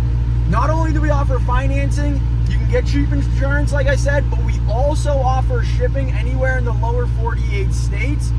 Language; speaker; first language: English; native; English